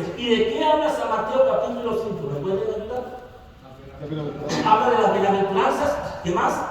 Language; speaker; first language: Spanish; native; Spanish